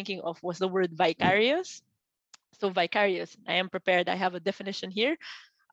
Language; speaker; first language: English; non-native, local second language; Filipino